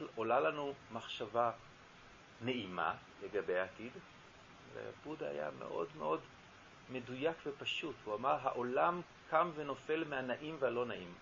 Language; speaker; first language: Hebrew; native; Hebrew